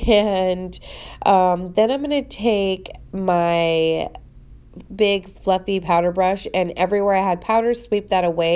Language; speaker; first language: English; native; English